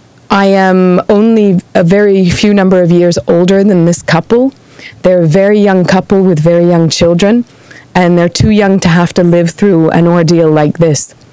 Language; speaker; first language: English; native; English